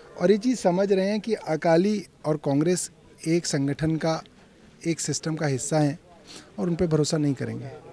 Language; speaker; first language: Hindi; native; Hindi